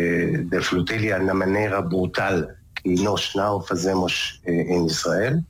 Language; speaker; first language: Portuguese; non-native, learner; Hebrew